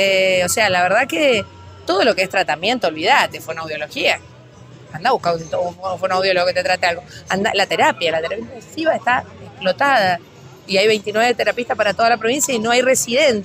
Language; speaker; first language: Spanish; native; Spanish